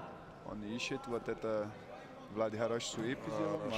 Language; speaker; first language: Russian; non-native, learner; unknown